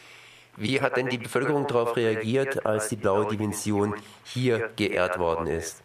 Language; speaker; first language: German; native; German